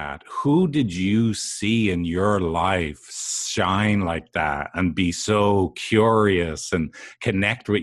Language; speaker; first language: English; native; English